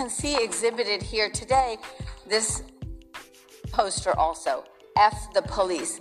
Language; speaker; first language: English; early bilingual, other home language; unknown